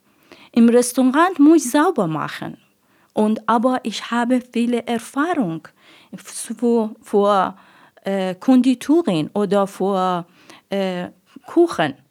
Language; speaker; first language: German; non-native, learner; Persian